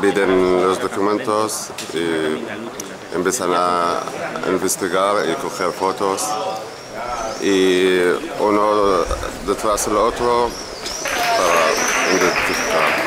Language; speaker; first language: Spanish; non-native, learner; Arabic